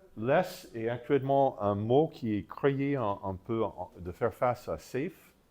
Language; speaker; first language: French; non-native, fluent; English